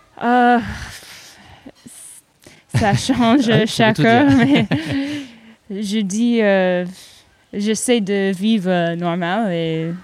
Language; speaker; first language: French; non-native, learner; English